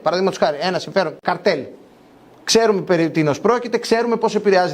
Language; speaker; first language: Greek; native; Greek